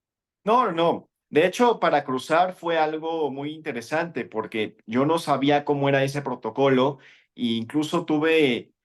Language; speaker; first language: Spanish; native; Spanish